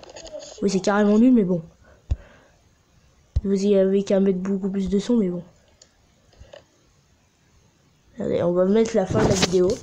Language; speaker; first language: French; native; French